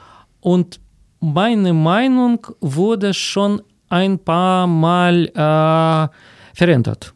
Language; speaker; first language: German; non-native, fluent; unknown